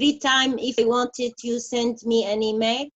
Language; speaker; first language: English; non-native, learner; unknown